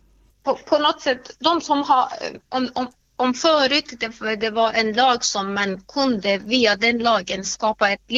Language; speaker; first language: Swedish; non-native, fluent; Persian